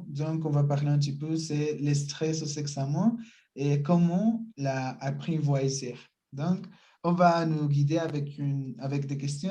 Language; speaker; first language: French; non-native, learner; Spanish